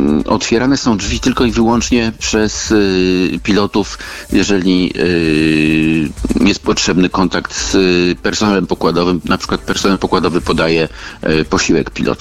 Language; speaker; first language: Polish; native; Polish